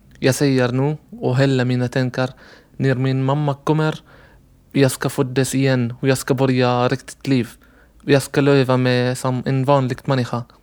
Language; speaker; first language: Swedish; non-native, learner; Arabic